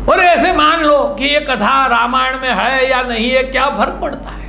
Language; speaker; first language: Hindi; non-native, local second language; Gujarati